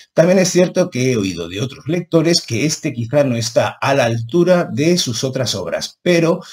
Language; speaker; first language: Spanish; native; Spanish